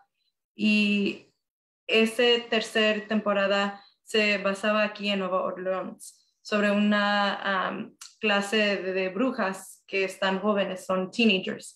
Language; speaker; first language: Spanish; early bilingual, heritage; Spanish